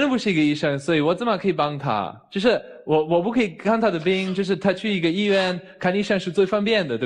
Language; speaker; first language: Chinese; non-native, fluent; German